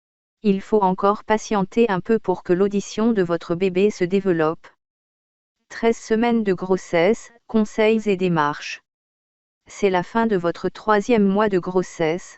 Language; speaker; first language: French; native; French